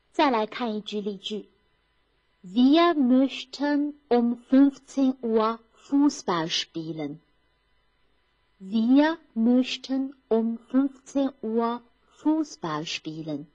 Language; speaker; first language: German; non-native, fluent; Chinese